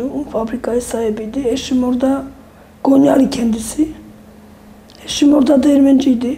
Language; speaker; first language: Turkish; non-native, fluent; Armenian